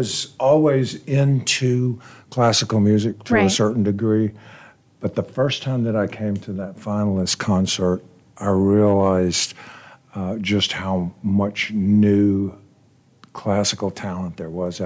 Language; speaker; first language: English; native; English